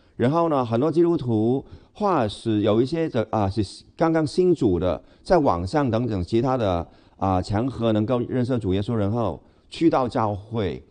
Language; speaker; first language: Chinese; non-native, local second language; Cantonese